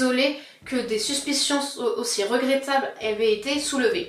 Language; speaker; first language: French; native; French